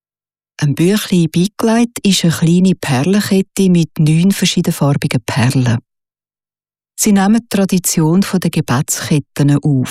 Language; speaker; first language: German; native; German